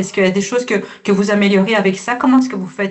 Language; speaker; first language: French; native; French